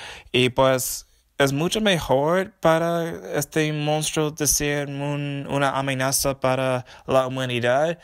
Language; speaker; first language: Spanish; non-native, learner; English